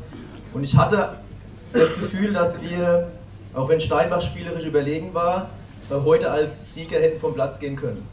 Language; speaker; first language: German; native; German